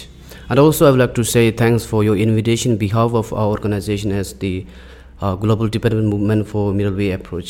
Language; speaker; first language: English; non-native, learner; Tibetan